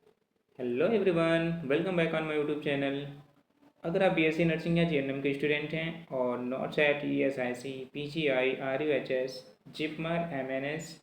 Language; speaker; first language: Hindi; native; Hindi